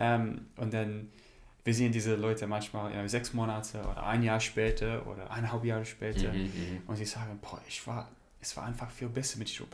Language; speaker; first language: German; non-native, learner; English